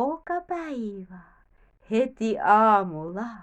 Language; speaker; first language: Finnish; non-native, learner; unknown